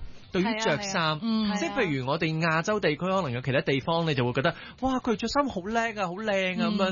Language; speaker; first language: Cantonese; native; Cantonese